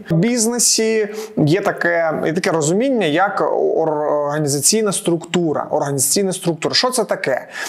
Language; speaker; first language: Ukrainian; non-native, local second language; Russian